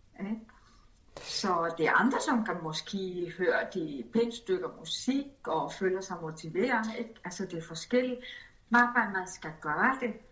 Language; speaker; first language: Danish; early bilingual, other home language; Spanish